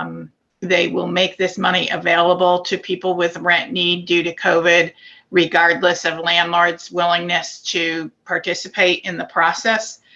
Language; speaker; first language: English; native; English